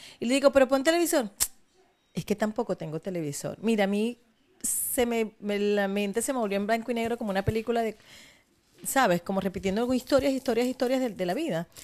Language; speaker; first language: Spanish; native; Spanish